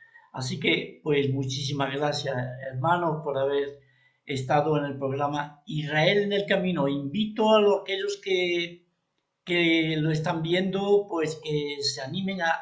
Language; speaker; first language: Spanish; native; Spanish